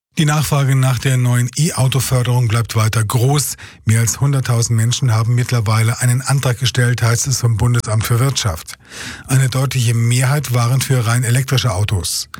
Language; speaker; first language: German; native; German